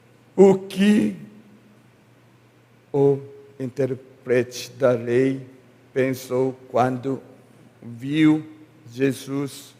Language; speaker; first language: Portuguese; non-native, learner; Korean